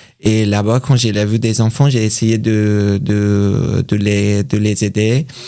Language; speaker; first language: French; non-native, learner; Persian